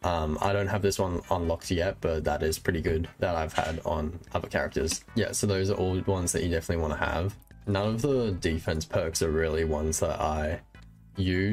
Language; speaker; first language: English; native; English